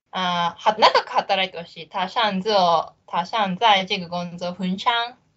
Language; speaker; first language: Chinese; non-native, learner; Japanese